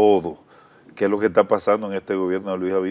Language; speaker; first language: Spanish; native; Spanish